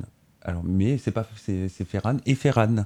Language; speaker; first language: French; native; French